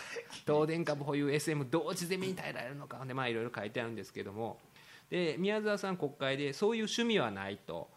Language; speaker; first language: Japanese; native; Japanese